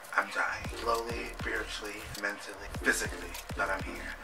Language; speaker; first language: English; native; English